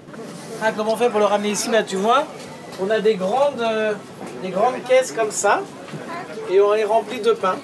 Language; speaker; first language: French; native; French